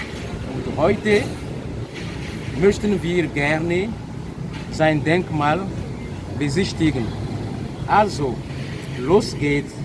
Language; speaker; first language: German; non-native, fluent; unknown